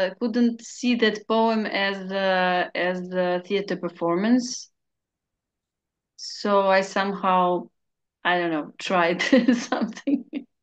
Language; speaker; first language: English; non-native, learner; Serbian